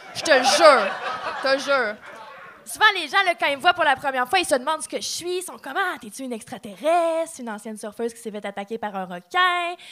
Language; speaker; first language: French; native; French